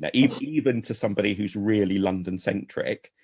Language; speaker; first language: English; native; English